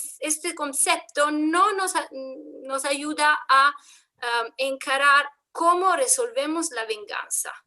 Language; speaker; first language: Spanish; non-native, fluent; Italian